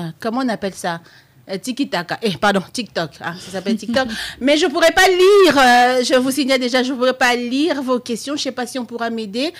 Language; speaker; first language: French; non-native, local second language; Lingala